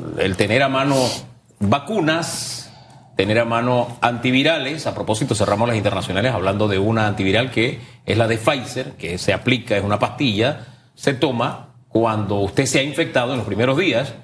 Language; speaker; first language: Spanish; native; Spanish